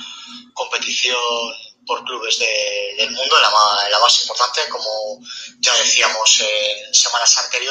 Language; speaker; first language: Spanish; native; Spanish